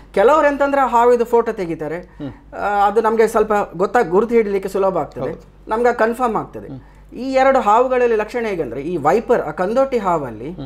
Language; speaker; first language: Kannada; non-native, local second language; Tulu